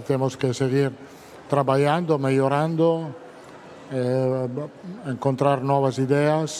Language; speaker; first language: Spanish; non-native, fluent; Italian